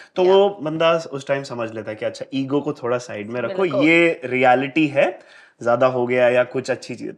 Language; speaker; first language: Hindi; native; Hindi